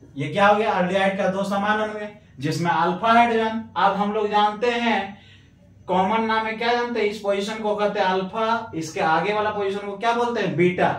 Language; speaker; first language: Hindi; native; Hindi